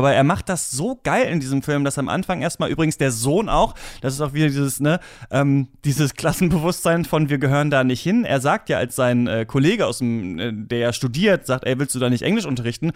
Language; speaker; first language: German; native; German